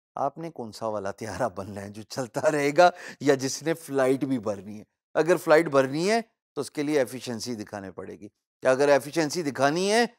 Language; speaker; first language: Urdu; native; Urdu